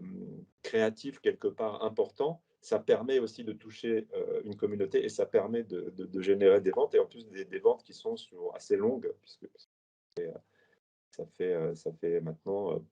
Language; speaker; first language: French; native; French